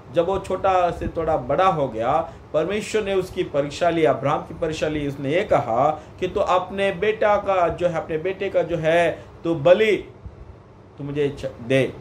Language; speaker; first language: Hindi; non-native, local second language; Kannada